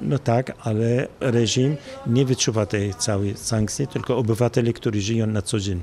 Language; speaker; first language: Polish; non-native, fluent; Arabic